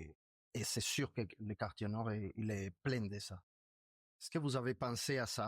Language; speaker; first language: French; non-native, fluent; Spanish